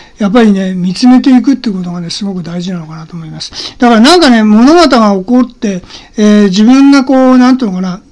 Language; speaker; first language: Japanese; native; Japanese